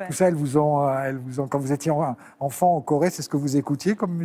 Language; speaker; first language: French; native; French